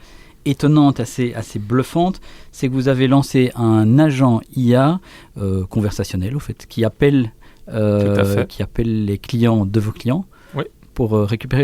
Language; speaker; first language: French; native; French